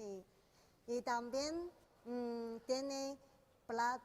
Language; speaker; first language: Spanish; non-native, learner; Chinese